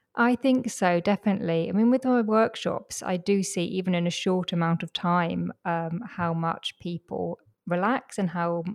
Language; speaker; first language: English; native; English